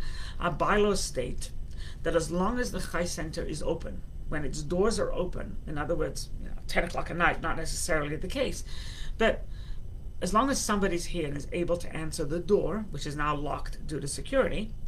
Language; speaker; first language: English; native; English